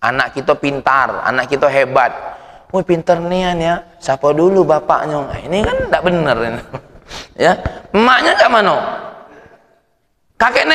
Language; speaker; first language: Indonesian; native; Indonesian